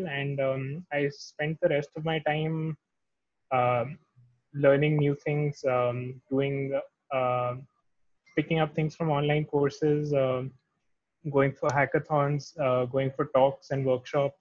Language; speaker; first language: English; non-native, local second language; Hindi